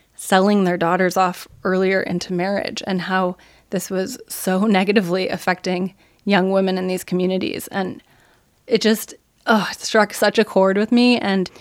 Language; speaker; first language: English; native; English